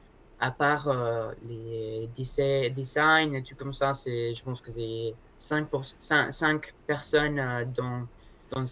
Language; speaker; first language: French; non-native, learner; Spanish